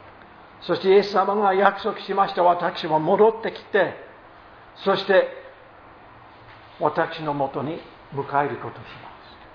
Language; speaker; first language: Japanese; non-native, fluent; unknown